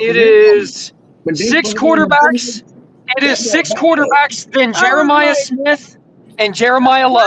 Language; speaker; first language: English; native; English